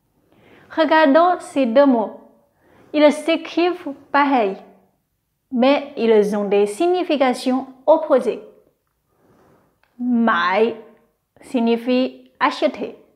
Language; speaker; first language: French; non-native, fluent; Chinese